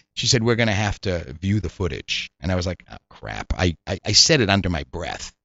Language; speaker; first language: English; native; English